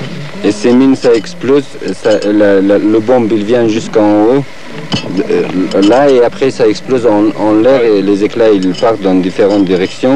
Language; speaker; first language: French; non-native, fluent; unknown